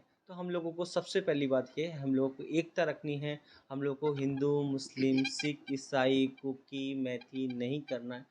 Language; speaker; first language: Hindi; native; Hindi